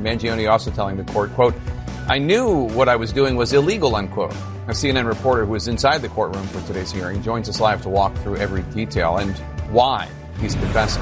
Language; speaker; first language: English; native; English